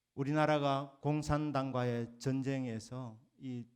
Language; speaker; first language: Korean; native; Korean